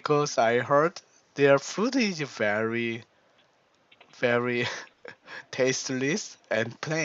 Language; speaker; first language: English; non-native, learner; Korean